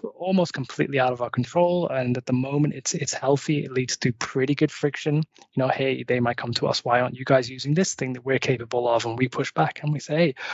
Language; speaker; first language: English; native; English